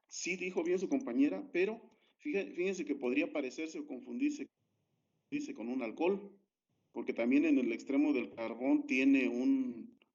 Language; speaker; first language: Spanish; native; Spanish